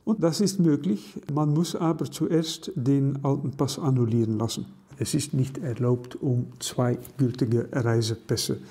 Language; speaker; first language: German; non-native, local second language; Dutch